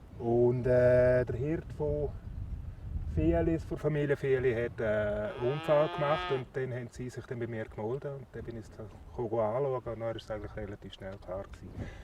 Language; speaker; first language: German; native; German